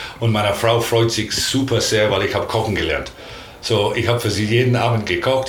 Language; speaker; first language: German; non-native, learner; English